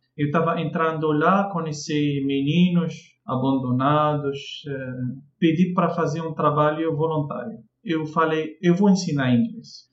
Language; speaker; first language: Portuguese; non-native, fluent; Arabic